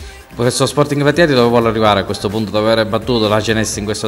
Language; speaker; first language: Italian; native; Italian